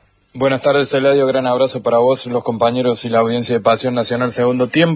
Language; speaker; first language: Spanish; native; Spanish